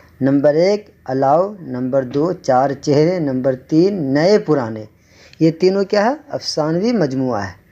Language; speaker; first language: Urdu; native; Urdu